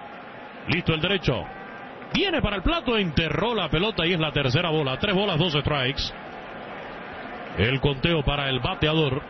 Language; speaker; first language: Spanish; native; Spanish